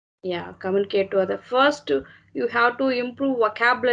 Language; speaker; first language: English; non-native, learner; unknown